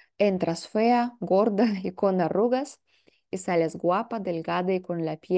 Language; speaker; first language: Spanish; non-native, fluent; Russian